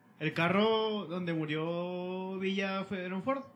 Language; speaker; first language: Spanish; native; Spanish